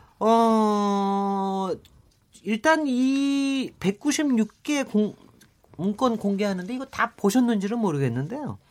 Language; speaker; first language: Korean; native; Korean